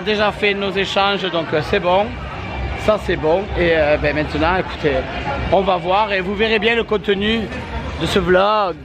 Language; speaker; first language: French; native; French